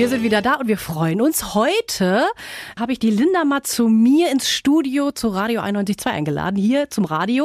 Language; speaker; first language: German; native; German